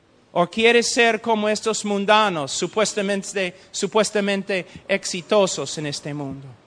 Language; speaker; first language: Spanish; non-native, fluent; English